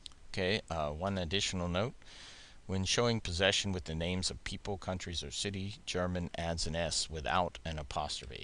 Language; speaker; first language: English; native; English